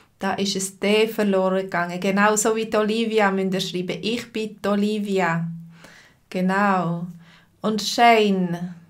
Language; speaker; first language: German; native; German